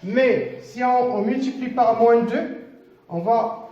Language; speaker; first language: French; non-native, local second language; Arabic